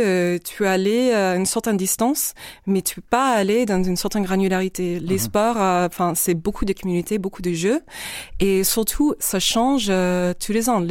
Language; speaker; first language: French; non-native, fluent; English